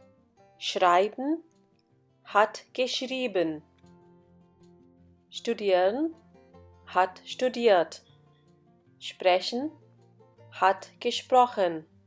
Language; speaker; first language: German; non-native, fluent; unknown